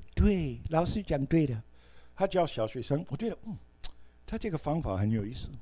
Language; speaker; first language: Chinese; non-native, fluent; English